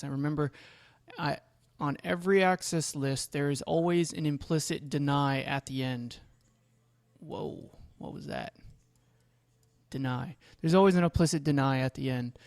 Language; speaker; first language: English; native; English